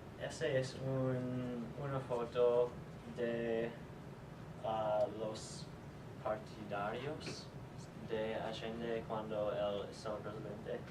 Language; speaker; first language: Spanish; non-native, learner; English